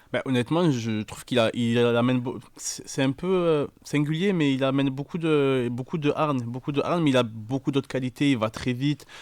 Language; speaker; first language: French; native; French